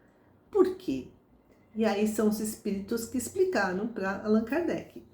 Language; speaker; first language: Portuguese; native; Portuguese